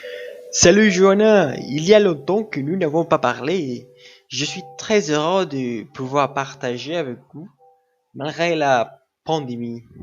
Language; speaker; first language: French; non-native, learner; Spanish